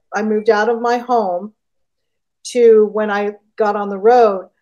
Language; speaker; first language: English; native; English